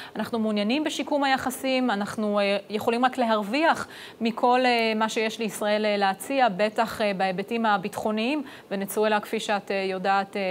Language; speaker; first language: Hebrew; native; Hebrew